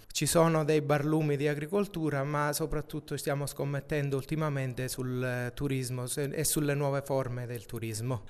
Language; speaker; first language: Italian; native; Italian